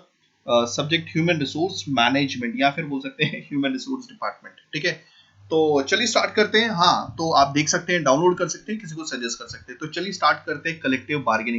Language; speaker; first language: Hindi; native; Hindi